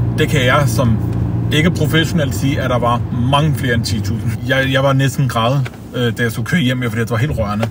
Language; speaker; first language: Danish; early bilingual, other home language; Kurdish